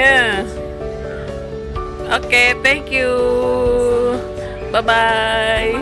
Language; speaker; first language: English; non-native, learner; Indonesian